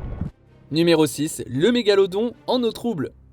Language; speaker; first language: French; native; French